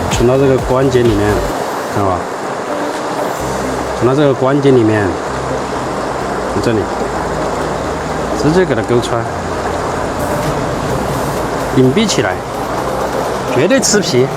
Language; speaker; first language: Chinese; native; Chinese